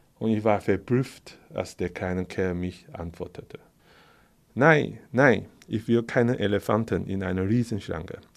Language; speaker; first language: German; non-native, fluent; Chinese